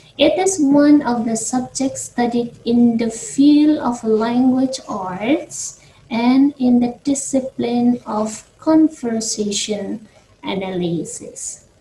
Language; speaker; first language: English; non-native, fluent; Indonesian